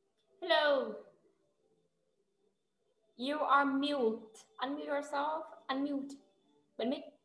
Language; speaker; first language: English; non-native, fluent; Vietnamese